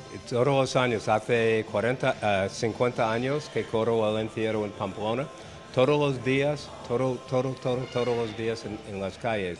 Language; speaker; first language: Spanish; non-native, learner; English